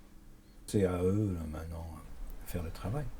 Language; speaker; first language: French; non-native, fluent; English